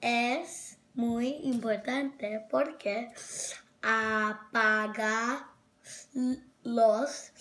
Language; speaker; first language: Spanish; non-native, learner; English